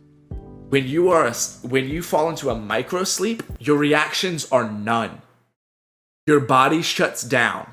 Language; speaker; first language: English; native; English